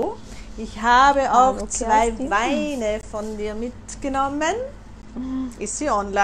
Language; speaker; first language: German; native; German